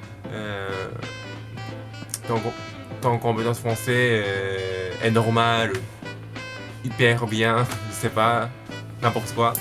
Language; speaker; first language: French; non-native, learner; Japanese